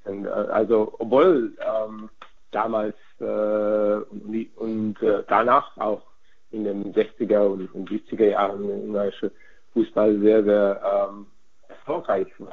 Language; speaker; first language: German; non-native, fluent; Hungarian